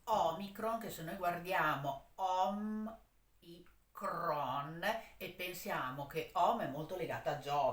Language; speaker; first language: Italian; native; Italian